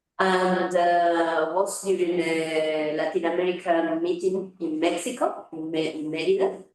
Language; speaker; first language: English; non-native, fluent; Spanish